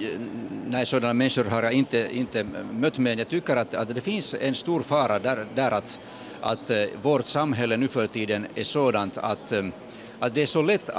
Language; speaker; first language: Swedish; non-native, fluent; Finnish